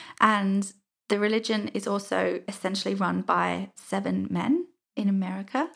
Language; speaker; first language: English; native; English